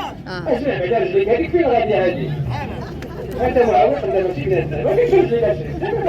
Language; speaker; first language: Arabic; native; Arabic